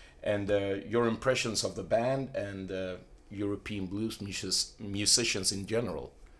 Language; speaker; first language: English; non-native, fluent; Swedish